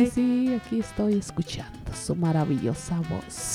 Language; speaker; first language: Spanish; native; Spanish